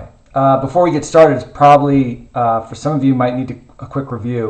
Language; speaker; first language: English; native; English